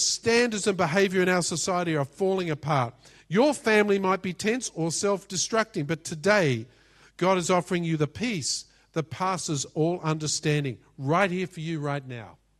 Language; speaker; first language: English; native; English